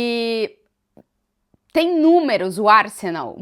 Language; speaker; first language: Portuguese; native; Portuguese